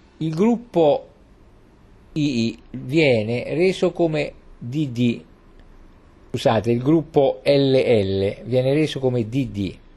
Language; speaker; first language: Italian; native; Italian